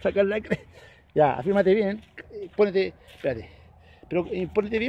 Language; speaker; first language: Spanish; native; Spanish